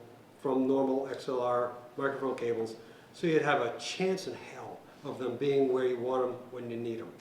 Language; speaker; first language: English; native; English